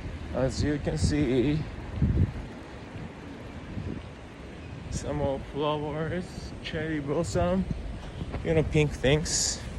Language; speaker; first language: English; non-native, learner; Japanese